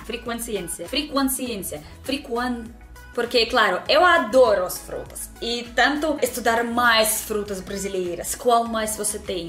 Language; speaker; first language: Portuguese; non-native, learner; Russian